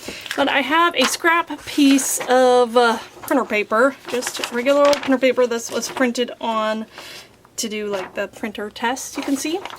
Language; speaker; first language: English; native; English